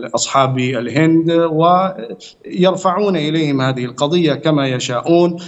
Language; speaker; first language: Arabic; non-native, fluent; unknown